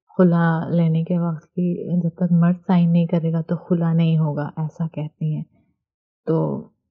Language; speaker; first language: Hindi; native; Hindi